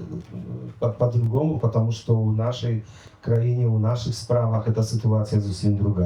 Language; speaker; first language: Polish; non-native, learner; Belarusian